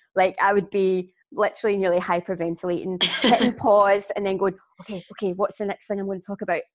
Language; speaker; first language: English; native; English